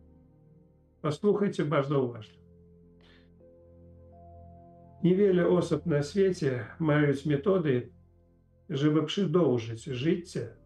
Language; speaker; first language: Polish; non-native, learner; Ukrainian